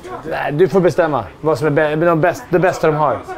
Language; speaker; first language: Swedish; native; Swedish